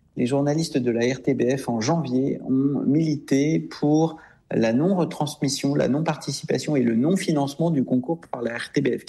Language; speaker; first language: French; native; French